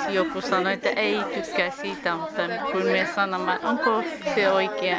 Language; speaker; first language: Finnish; non-native, learner; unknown